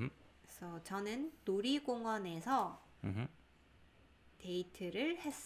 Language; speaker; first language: Korean; non-native, learner; English